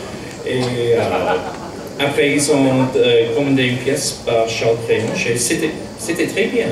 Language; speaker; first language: French; non-native, fluent; English